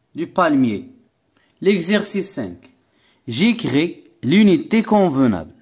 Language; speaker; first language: French; non-native, local second language; Arabic